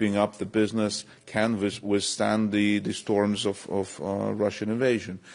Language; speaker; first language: English; non-native, fluent; Latvian